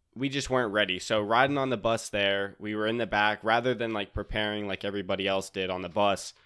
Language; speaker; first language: English; native; English